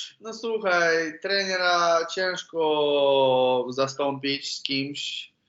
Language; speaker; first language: Polish; non-native, learner; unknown